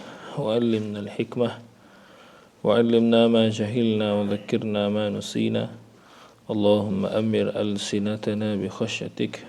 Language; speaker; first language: Arabic; non-native, fluent; Malay